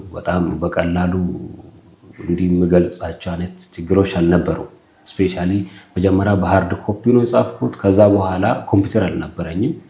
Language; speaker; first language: Amharic; non-native, local second language; Oromo